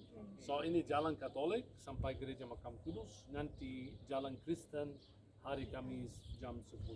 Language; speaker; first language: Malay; non-native, fluent; Arabic